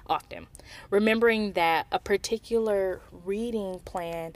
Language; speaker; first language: English; native; English